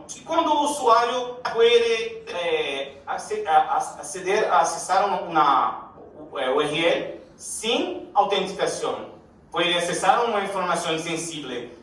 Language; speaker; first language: Spanish; non-native, learner; Portuguese